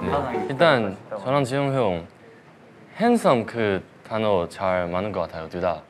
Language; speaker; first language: Korean; non-native, fluent; Chinese